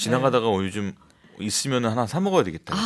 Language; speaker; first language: Korean; native; Korean